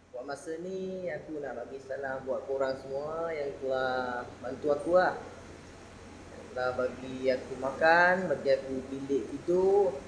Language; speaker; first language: Malay; non-native, fluent; Achinese